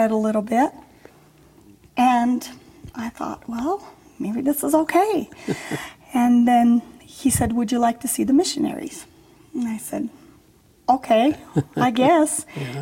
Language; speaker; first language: English; early bilingual, other home language; Polish